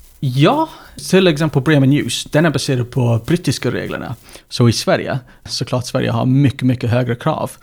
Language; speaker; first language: Swedish; non-native, fluent; English